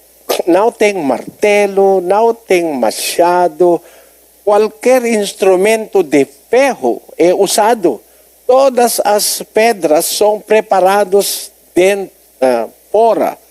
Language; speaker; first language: Portuguese; non-native, learner; Filipino